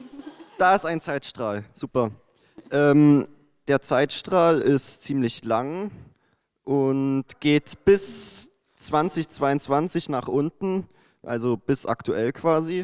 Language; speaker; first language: German; native; German